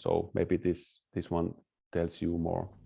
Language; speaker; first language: English; non-native, fluent; Finnish